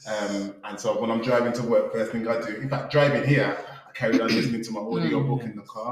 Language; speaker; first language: English; native; English